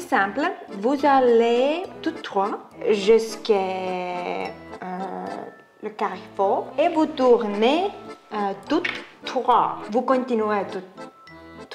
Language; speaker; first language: French; non-native, learner; Estonian